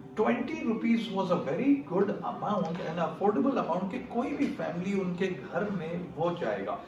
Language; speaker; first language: Urdu; native; Urdu